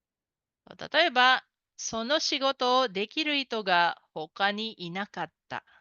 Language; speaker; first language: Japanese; non-native, fluent; Filipino